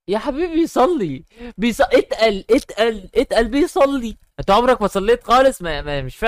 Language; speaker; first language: Arabic; native; Arabic